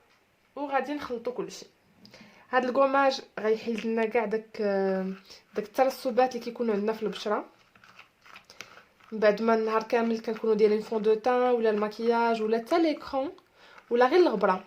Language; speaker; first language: Arabic; native; Arabic